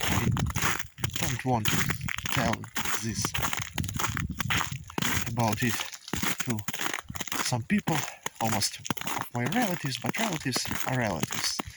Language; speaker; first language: English; non-native, learner; Ukrainian